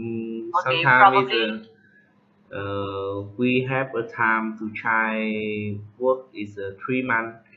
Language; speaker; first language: English; non-native, learner; Vietnamese